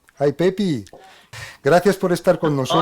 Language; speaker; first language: Spanish; non-native, fluent; French